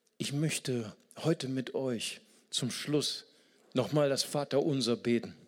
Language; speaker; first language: German; non-native, fluent; Portuguese